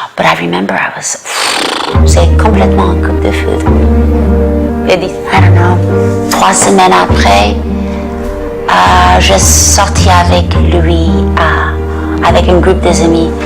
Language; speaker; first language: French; non-native, learner; English